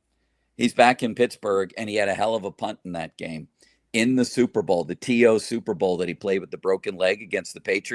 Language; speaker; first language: English; native; English